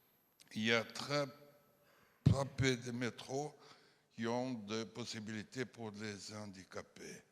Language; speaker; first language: French; non-native, fluent; Portuguese